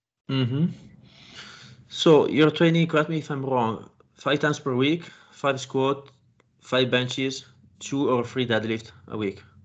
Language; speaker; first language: English; non-native, fluent; Italian